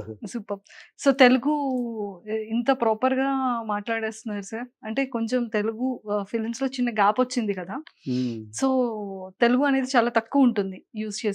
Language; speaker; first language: Telugu; native; Telugu